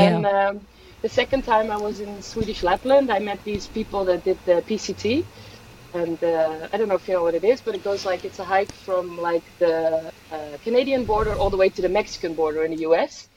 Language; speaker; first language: English; non-native, fluent; Dutch